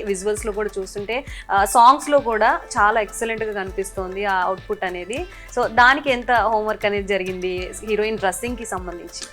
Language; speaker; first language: Telugu; native; Telugu